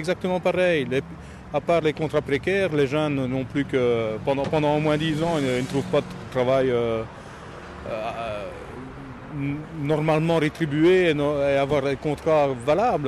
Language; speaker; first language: French; native; French